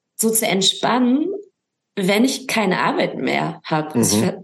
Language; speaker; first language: German; native; German